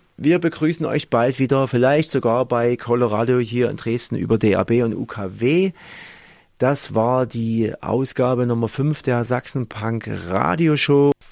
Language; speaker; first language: German; native; German